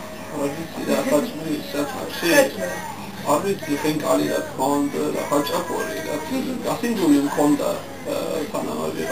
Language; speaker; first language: Georgian; non-native, learner; English